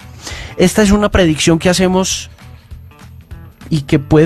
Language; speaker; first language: Spanish; native; Spanish